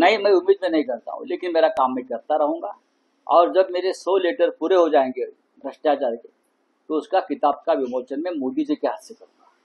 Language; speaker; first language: Hindi; non-native, local second language; Marathi